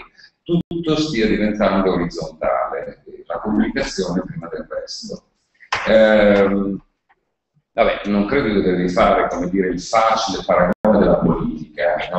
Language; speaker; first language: Italian; native; Italian